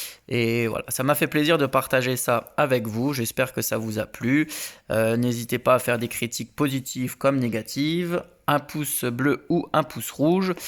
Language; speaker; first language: French; native; French